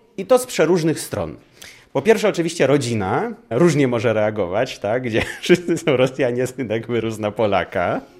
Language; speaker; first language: Polish; non-native, fluent; Russian